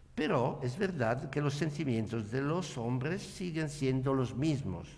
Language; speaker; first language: Spanish; non-native, learner; Italian